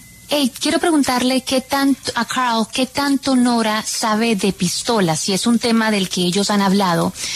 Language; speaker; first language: Spanish; native; Spanish